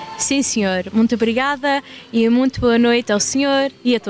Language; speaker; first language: Portuguese; early bilingual, heritage; Portuguese